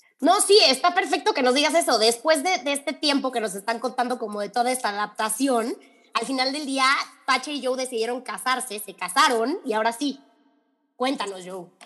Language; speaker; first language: Spanish; native; Spanish